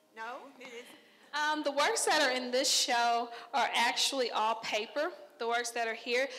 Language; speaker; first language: English; native; English